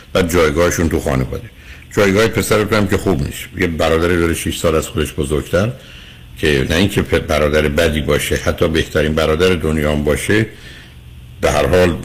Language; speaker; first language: Persian; native; Persian